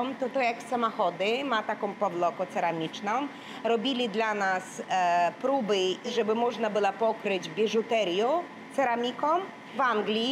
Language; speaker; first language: Polish; non-native, learner; Russian